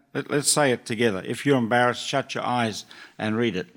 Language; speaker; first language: English; native; English